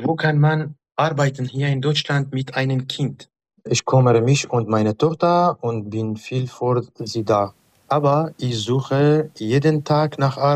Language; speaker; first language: German; non-native, learner; Kurdish